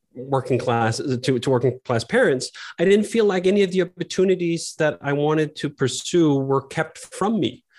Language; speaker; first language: English; non-native, fluent; Danish